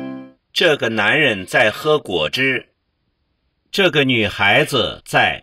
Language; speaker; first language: Chinese; non-native, learner; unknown